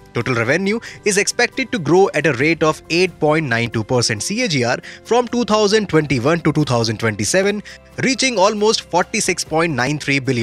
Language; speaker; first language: English; non-native, local second language; Hindi